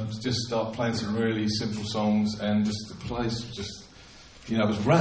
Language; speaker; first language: English; native; English